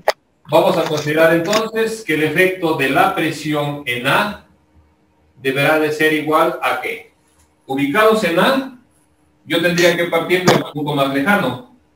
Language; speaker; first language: Spanish; native; Spanish